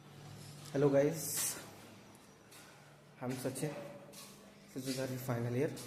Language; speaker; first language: Hindi; native; Hindi